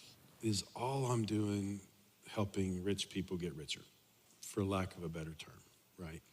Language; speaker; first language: English; native; English